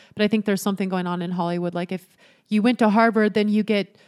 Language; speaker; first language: English; native; English